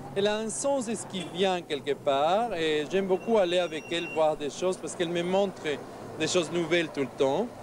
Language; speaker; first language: French; non-native, fluent; Spanish